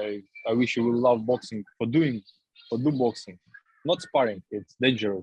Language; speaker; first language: English; non-native, learner; Russian